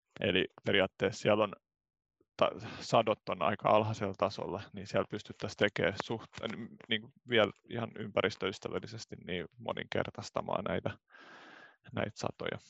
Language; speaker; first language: Finnish; native; Finnish